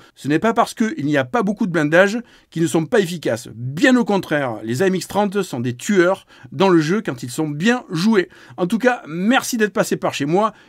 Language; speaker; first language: French; native; French